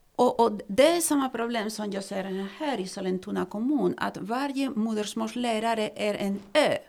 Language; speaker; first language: Swedish; non-native, fluent; Spanish